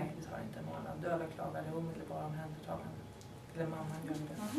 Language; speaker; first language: Swedish; native; Swedish